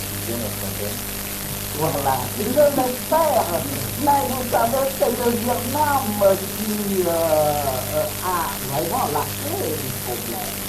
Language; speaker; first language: French; non-native, local second language; Khmer